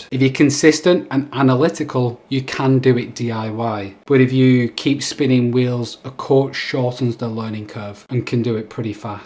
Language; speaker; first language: English; native; English